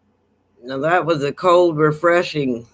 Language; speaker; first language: English; native; English